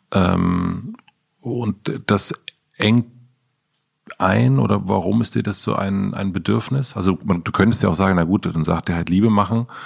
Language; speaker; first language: German; native; German